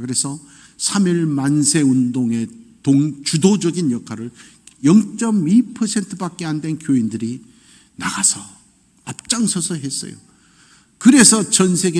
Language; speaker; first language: Korean; native; Korean